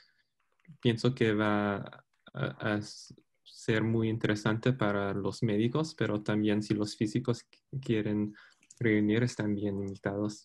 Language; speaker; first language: Spanish; non-native, fluent; English